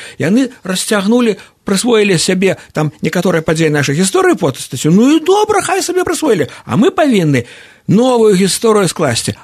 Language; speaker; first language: Belarusian; native; Belarusian